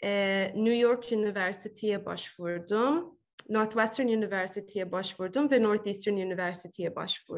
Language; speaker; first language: Turkish; early bilingual, heritage; Turkish